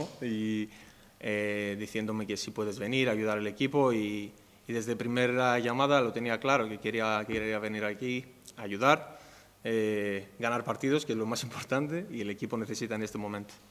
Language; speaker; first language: Spanish; non-native, fluent; Greek